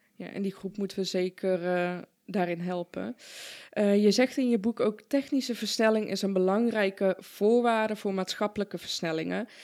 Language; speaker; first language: Dutch; early bilingual, other home language; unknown